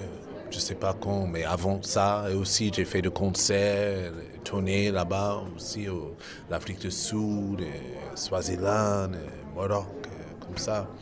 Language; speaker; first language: French; non-native, fluent; English